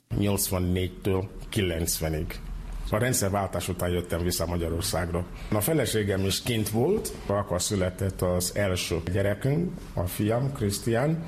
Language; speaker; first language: Hungarian; non-native, fluent; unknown